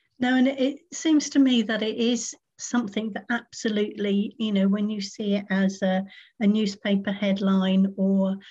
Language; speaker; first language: English; native; English